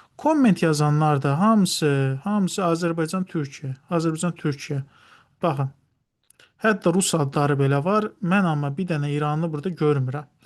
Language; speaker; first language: Azerbaijani; non-native, local second language; Talysh